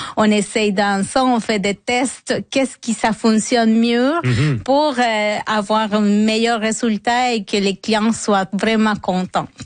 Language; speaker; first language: French; non-native, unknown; Spanish